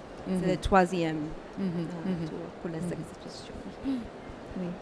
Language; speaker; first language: French; non-native, learner; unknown